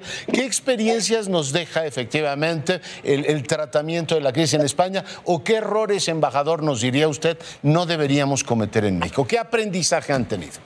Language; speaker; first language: Spanish; native; Spanish